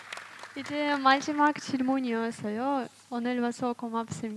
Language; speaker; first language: Korean; non-native, fluent; Russian